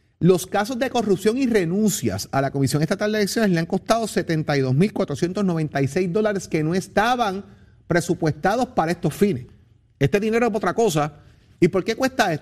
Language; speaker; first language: Spanish; native; Spanish